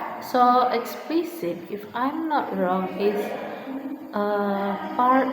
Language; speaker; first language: English; non-native, learner; Indonesian